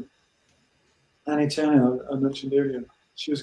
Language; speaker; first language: English; native; English